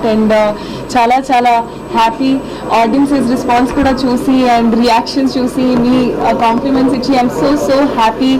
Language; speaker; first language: Telugu; non-native, fluent; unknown